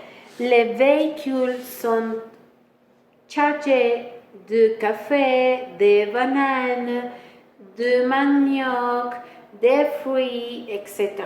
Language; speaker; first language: French; non-native, learner; Spanish